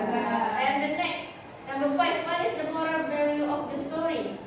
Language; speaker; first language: English; non-native, learner; Indonesian